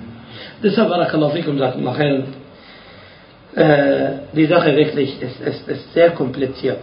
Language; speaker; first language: German; non-native, fluent; Arabic